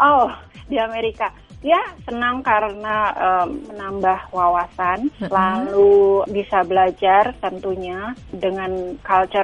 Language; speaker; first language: Indonesian; native; Indonesian